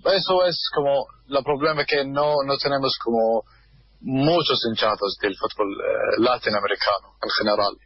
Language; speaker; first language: Spanish; non-native, fluent; Arabic